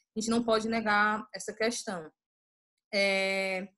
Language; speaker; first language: Portuguese; native; Portuguese